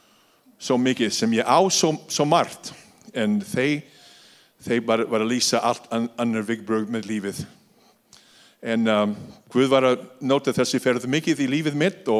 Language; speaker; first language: Icelandic; non-native, fluent; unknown